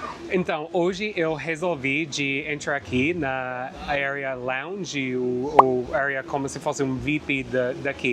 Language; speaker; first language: Portuguese; non-native, fluent; English